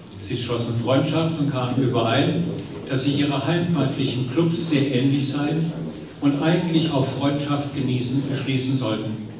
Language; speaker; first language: German; native; German